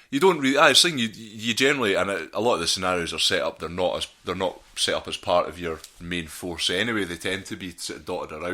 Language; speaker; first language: English; native; English